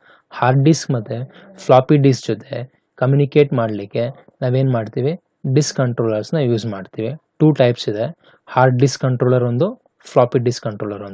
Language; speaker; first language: Kannada; native; Kannada